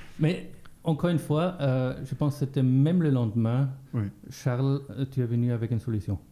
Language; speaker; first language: French; non-native, local second language; Luxembourgish